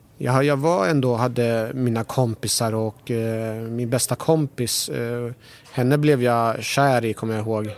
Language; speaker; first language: Swedish; early bilingual, other home language; Persian